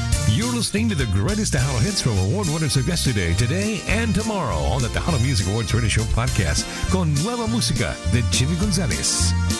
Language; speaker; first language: English; native; English